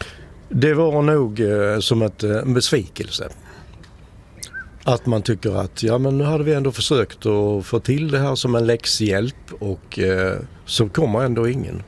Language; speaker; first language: Swedish; native; Swedish